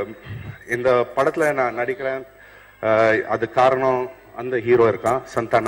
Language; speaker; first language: Tamil; non-native, fluent; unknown